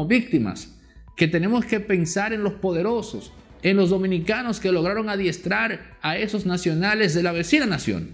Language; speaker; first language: Spanish; native; Spanish